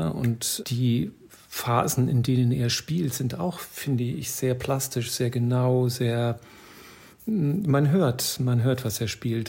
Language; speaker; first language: German; native; German